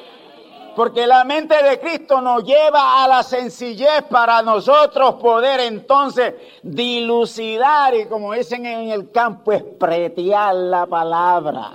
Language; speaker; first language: Spanish; native; Spanish